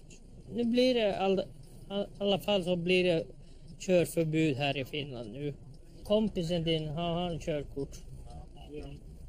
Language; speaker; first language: Swedish; non-native, local second language; Finnish